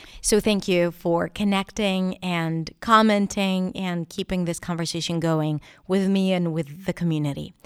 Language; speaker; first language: English; non-native, fluent; Hebrew